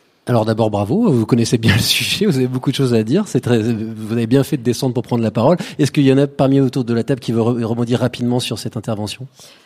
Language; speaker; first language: French; native; French